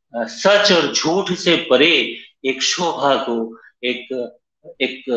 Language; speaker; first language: Hindi; native; Hindi